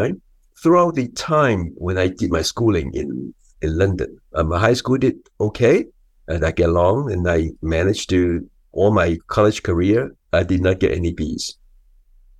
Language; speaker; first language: English; non-native, local second language; Cantonese